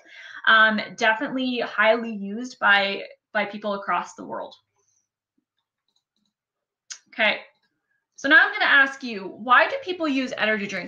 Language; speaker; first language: English; native; English